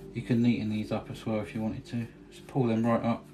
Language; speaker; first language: English; native; English